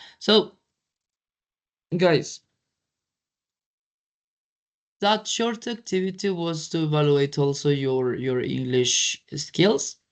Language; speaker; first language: English; non-native, fluent; Spanish